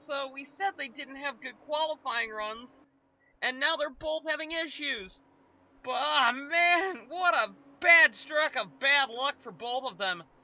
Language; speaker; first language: English; native; English